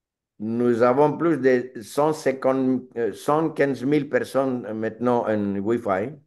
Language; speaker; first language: French; non-native, learner; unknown